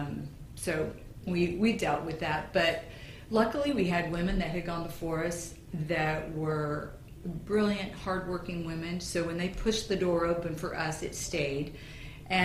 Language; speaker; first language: English; native; English